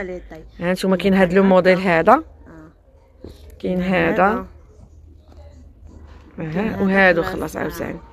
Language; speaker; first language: Arabic; native; Arabic